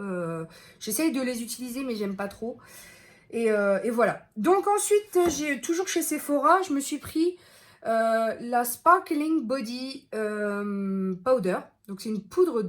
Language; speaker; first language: French; native; French